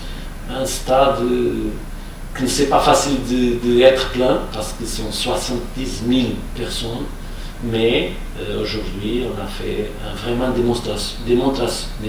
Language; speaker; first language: French; non-native, fluent; Portuguese